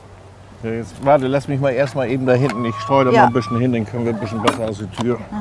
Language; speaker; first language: German; native; German